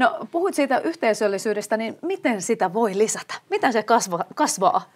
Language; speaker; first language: Finnish; native; Finnish